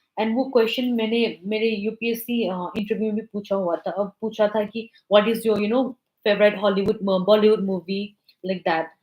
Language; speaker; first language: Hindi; non-native, local second language; Manipuri